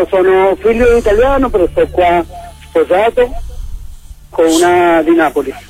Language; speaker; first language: Italian; early bilingual, heritage; Spanish